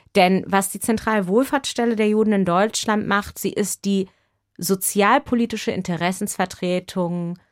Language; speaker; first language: German; native; German